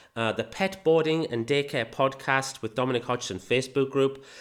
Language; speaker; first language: English; native; English